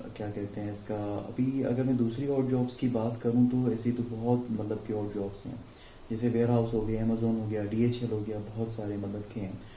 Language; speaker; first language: Urdu; non-native, local second language; Sindhi